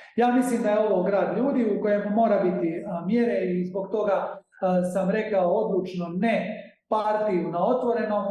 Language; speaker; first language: Croatian; native; Croatian